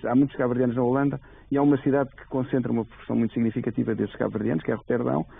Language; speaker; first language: Portuguese; native; Portuguese